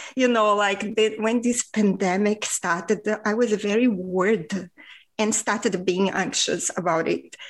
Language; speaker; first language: English; non-native, fluent; Portuguese